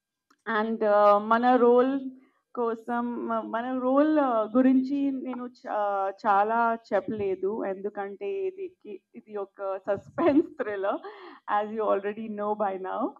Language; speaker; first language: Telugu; non-native, local second language; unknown